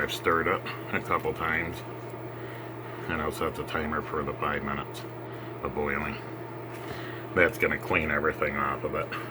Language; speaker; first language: English; native; English